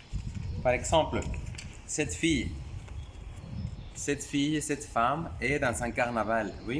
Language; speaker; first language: French; non-native, fluent; Spanish